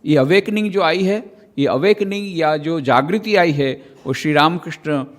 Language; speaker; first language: Hindi; non-native, local second language; Gujarati